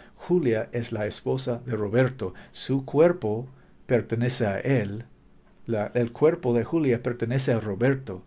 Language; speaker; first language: Spanish; non-native, learner; English